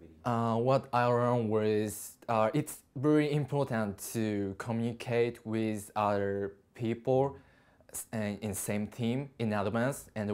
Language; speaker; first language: English; non-native, learner; Japanese